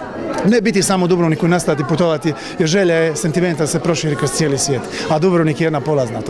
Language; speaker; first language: Croatian; native; Croatian